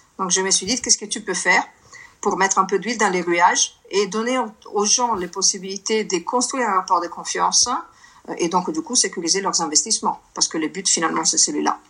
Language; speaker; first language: French; non-native, fluent; Italian